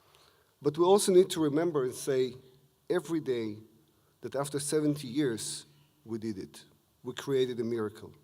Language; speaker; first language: English; non-native, fluent; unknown